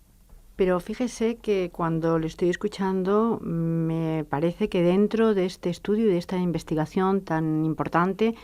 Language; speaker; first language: Spanish; native; Spanish